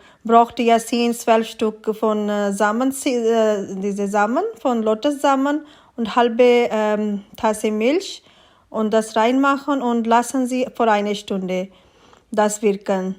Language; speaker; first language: German; non-native, learner; Urdu